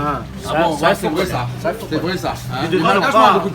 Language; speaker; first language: French; native; French